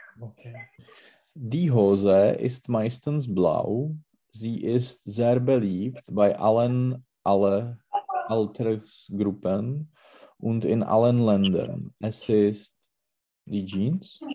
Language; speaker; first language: German; non-native, learner; Czech